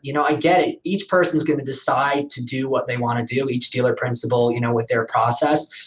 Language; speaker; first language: English; native; English